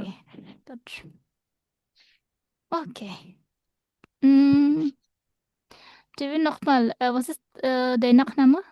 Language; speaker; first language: German; non-native, fluent; Indonesian